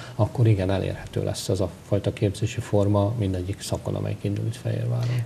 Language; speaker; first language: Hungarian; native; Hungarian